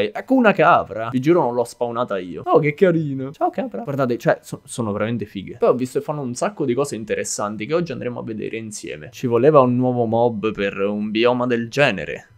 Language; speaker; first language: Italian; native; Italian